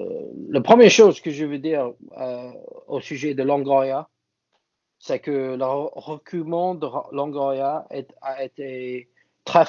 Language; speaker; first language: French; non-native, fluent; English